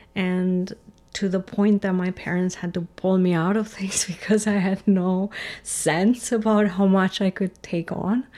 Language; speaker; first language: English; non-native, fluent; Romanian